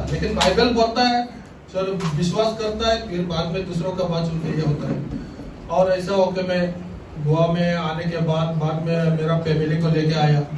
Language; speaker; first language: Hindi; non-native, local second language; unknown